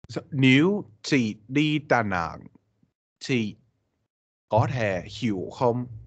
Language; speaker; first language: Vietnamese; non-native, learner; English